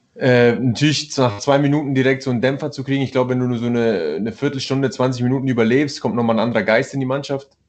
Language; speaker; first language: German; early bilingual, other home language; Italian